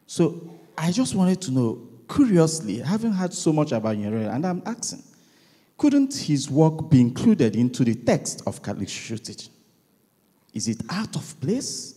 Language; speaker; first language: English; non-native, local second language; Igbo